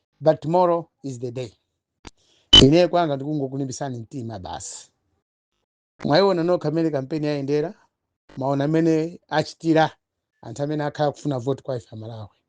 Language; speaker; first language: Nyanja; non-native, local second language; Tumbuka